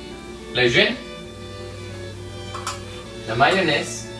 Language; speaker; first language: French; non-native, learner; Spanish